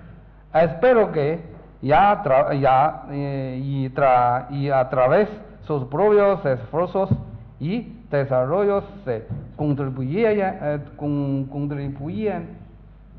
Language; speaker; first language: Spanish; non-native, learner; Chinese